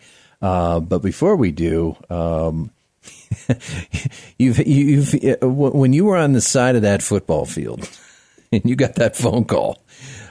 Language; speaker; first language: English; native; English